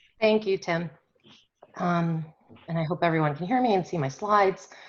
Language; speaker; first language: English; native; English